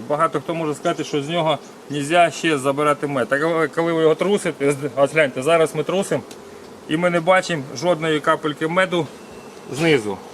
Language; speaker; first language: Ukrainian; non-native, local second language; Russian